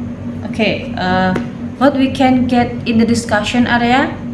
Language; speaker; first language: English; non-native, learner; Indonesian